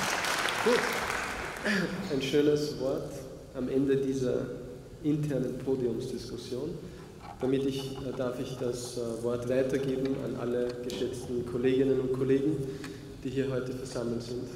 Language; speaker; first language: German; native; German